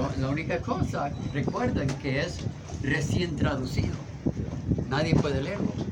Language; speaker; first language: Spanish; non-native, fluent; English